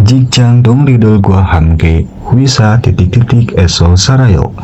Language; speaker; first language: Korean; non-native, fluent; Indonesian